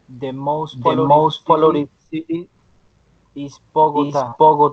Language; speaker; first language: English; non-native, learner; Spanish